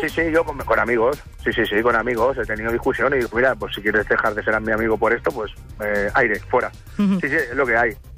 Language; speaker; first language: Spanish; native; Spanish